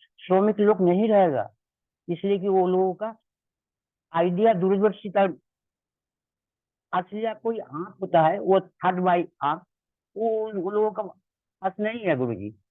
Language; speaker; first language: Hindi; non-native, local second language; Bangla